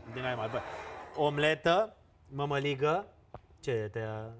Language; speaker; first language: Romanian; native; Romanian